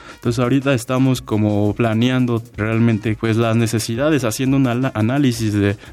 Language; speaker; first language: Spanish; native; Spanish